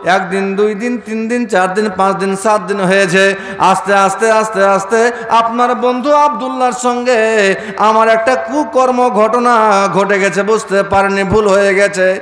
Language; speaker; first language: Bangla; non-native, fluent; Urdu